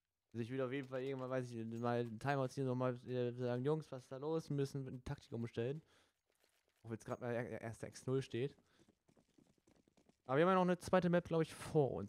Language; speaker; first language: German; native; German